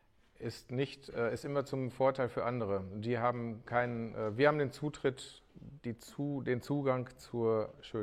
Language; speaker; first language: German; native; German